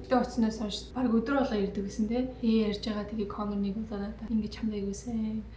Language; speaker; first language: Mongolian; native; Mongolian